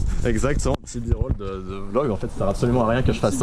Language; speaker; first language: French; native; French